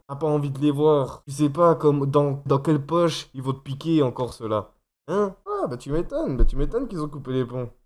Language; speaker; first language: French; native; French